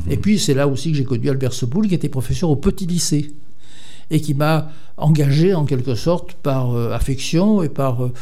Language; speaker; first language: French; native; French